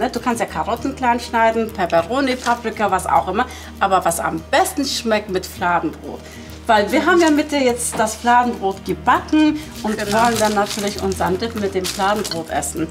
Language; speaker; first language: German; early bilingual, other home language; Turkish